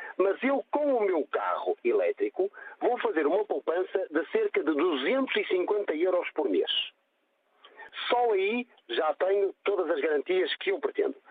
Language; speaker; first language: Portuguese; native; Portuguese